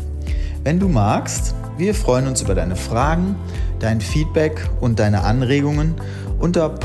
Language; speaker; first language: German; native; German